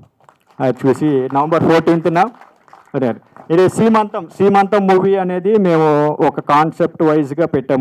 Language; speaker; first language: Telugu; native; Telugu